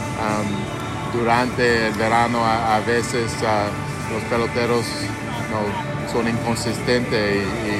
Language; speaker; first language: Spanish; non-native, fluent; English